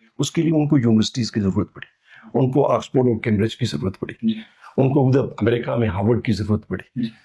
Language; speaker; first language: Urdu; non-native, local second language; Baluchi